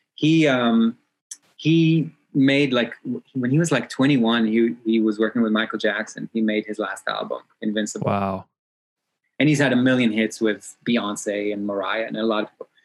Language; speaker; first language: English; early bilingual, other home language; Hebrew